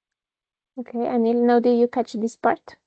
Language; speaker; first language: English; non-native, fluent; Spanish